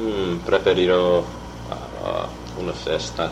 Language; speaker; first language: Italian; non-native, learner; English